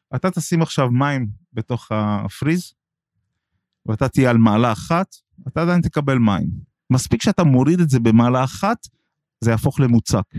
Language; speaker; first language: Hebrew; non-native, local second language; Arabic